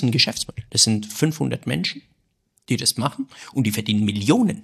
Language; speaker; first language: German; non-native, fluent; Persian